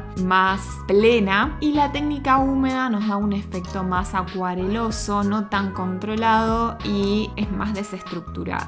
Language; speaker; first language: Spanish; native; Spanish